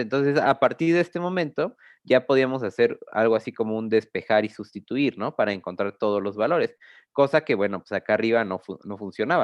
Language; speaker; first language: Spanish; native; Spanish